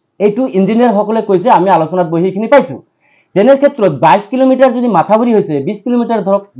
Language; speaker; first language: Assamese; non-native, local second language; Bangla